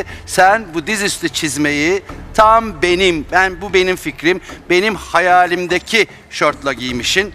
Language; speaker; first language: Turkish; native; Turkish